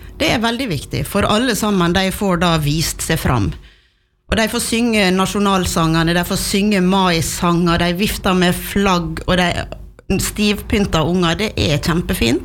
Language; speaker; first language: Norwegian; native; Norwegian